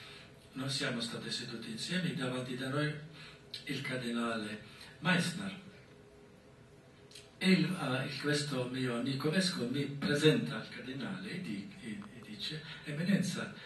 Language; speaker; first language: Italian; non-native, fluent; German